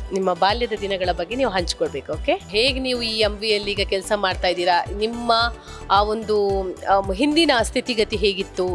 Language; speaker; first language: Kannada; native; Kannada